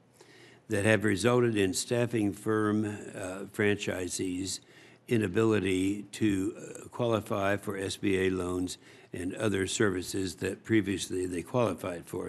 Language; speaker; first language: English; native; English